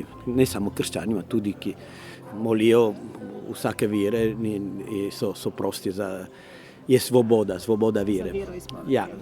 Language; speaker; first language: Slovenian; non-native, learner; Italian